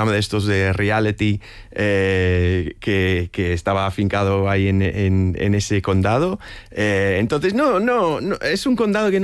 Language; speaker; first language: Spanish; non-native, fluent; English